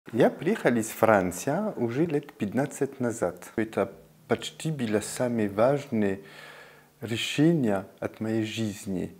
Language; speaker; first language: Russian; non-native, fluent; French